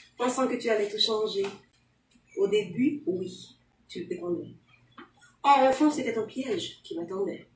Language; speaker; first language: French; non-native, local second language; Haitian Creole